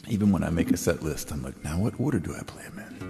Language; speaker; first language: English; native; English